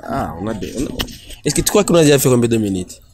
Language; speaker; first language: French; non-native, local second language; Rundi